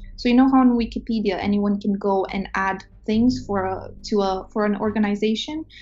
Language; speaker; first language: English; non-native, fluent; Romanian